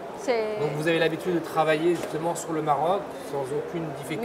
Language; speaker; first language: French; native; French